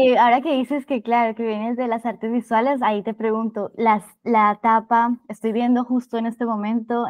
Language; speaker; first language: Spanish; native; Spanish